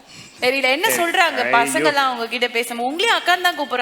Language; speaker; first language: Tamil; native; Tamil